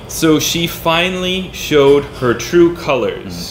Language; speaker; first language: English; native; English